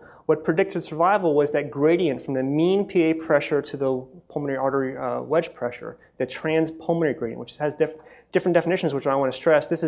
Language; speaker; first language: English; native; English